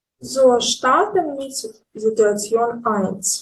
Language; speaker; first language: German; non-native, learner; Ukrainian